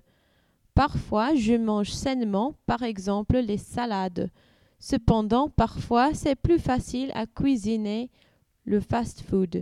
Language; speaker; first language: French; non-native, learner; English